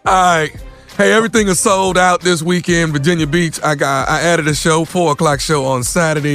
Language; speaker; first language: English; native; English